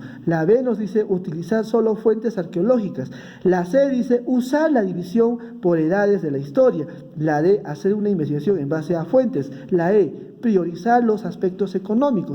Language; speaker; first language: Spanish; native; Spanish